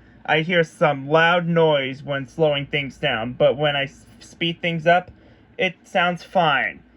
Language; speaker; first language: English; native; English